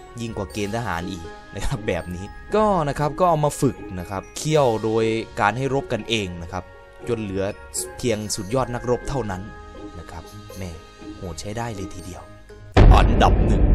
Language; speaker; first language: Thai; native; Thai